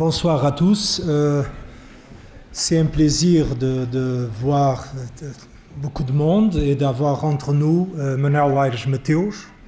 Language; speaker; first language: French; non-native, fluent; Portuguese